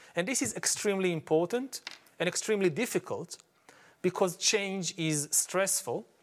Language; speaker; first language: English; non-native, fluent; Hebrew